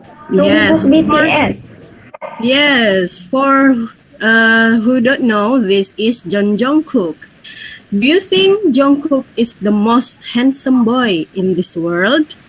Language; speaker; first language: English; non-native, fluent; Indonesian